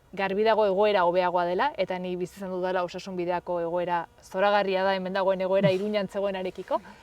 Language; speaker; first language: Basque; native; Basque